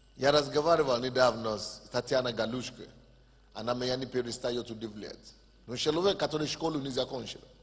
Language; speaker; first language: Russian; non-native, fluent; Yoruba